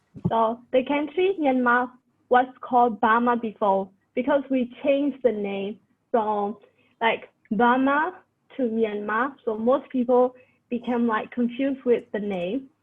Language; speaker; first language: English; non-native, fluent; Burmese